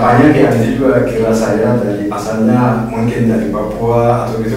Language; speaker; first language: Indonesian; non-native, fluent; Arabic